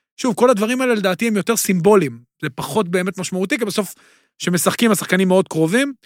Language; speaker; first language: Hebrew; native; Hebrew